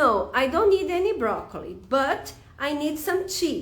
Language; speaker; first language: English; non-native, fluent; Portuguese